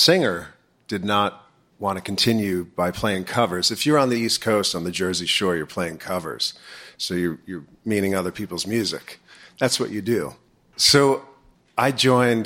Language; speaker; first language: English; native; English